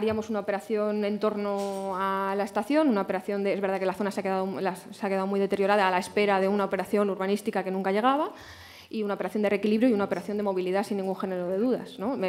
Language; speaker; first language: Spanish; native; Spanish